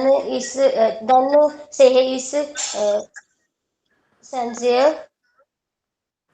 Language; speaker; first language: German; non-native, learner; Hindi